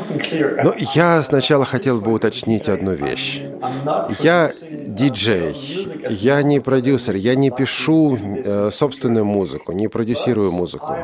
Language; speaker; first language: Russian; non-native, fluent; German